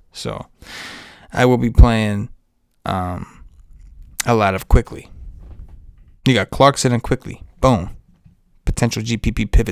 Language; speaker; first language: English; native; English